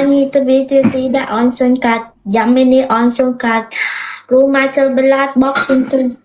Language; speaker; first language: Indonesian; non-native, learner; Vietnamese